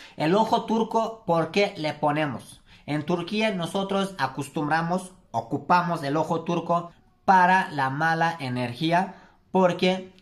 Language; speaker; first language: Spanish; non-native, learner; Turkish